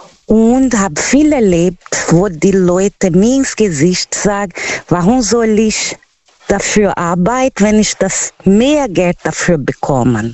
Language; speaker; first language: German; non-native, learner; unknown